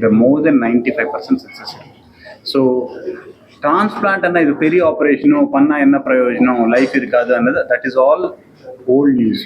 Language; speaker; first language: English; non-native, local second language; Telugu